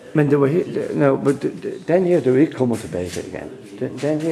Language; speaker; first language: Danish; non-native, learner; English